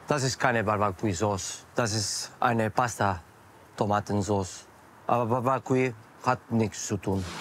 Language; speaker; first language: German; non-native, learner; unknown